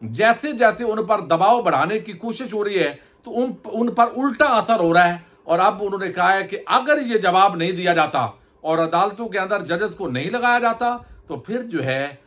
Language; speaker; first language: Urdu; native; Urdu